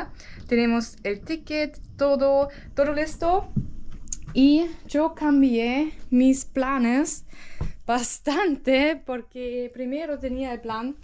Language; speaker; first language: Spanish; non-native, learner; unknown